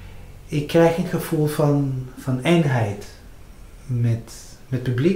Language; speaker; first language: Dutch; non-native, fluent; Spanish